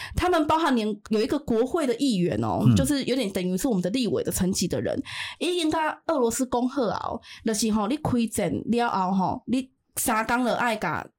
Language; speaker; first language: Chinese; non-native, local second language; Min Nan Chinese